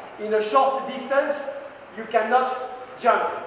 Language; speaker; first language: English; non-native, fluent; French